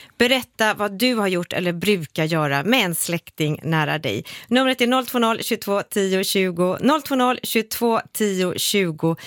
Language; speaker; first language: Swedish; native; Swedish